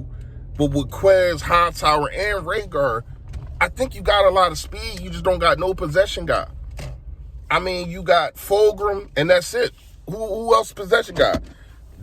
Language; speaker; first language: English; native; English